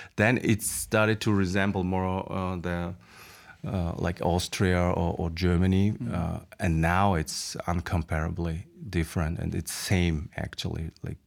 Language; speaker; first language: English; non-native, fluent; Mongolian